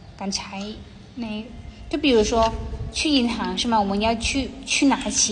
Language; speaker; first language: Chinese; non-native, fluent; Thai